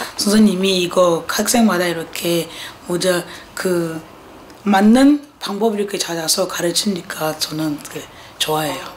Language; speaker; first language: Korean; non-native, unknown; French